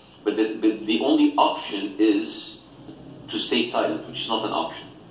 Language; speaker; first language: English; non-native, fluent; Arabic